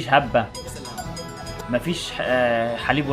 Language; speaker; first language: Arabic; native; Arabic